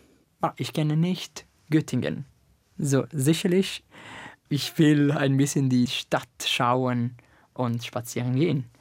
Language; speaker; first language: German; non-native, learner; Italian